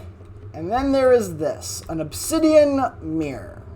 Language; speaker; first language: English; native; English